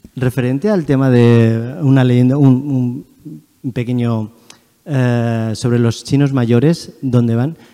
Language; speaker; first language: Spanish; early bilingual, other home language; Chinese